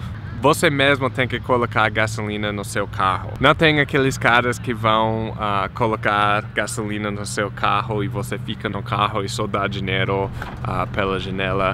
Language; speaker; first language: Portuguese; non-native, fluent; English